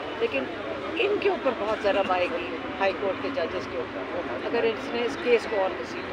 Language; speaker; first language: Urdu; native; Urdu